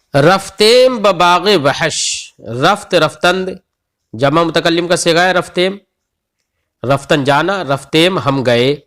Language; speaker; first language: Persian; non-native, fluent; Urdu